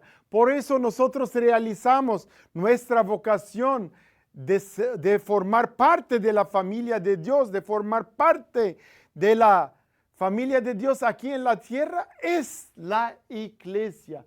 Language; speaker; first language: Spanish; non-native, fluent; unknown